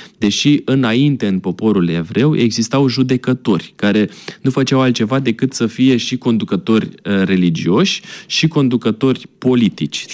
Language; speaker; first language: Romanian; native; Romanian